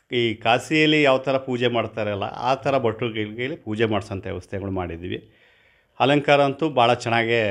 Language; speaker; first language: Kannada; native; Kannada